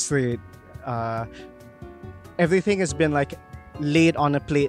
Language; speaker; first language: English; non-native, local second language; Malay